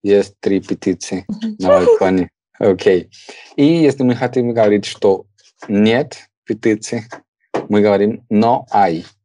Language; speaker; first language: Russian; non-native, fluent; Spanish